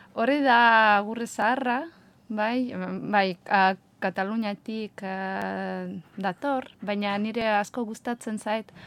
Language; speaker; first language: Basque; non-native, learner; Ukrainian